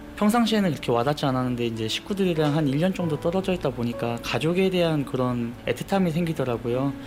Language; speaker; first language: Korean; native; Korean